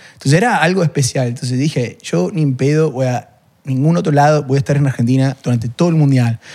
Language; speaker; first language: Spanish; non-native, fluent; English